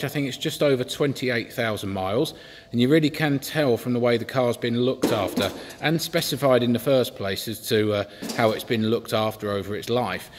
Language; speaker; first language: English; native; English